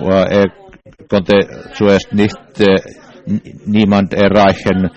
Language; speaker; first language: German; non-native, learner; English